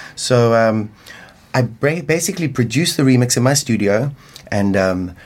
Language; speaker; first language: English; native; English